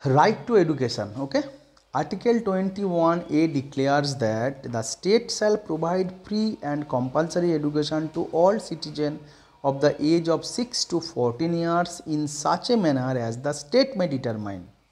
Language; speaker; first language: English; non-native, local second language; Bangla